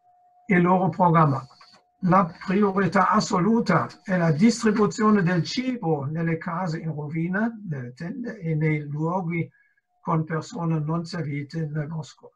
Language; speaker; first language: Italian; non-native, fluent; German